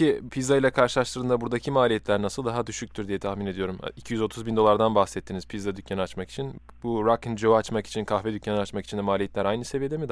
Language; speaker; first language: Turkish; native; Turkish